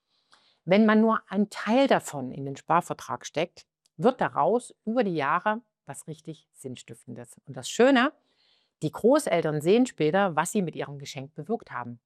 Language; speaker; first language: German; native; German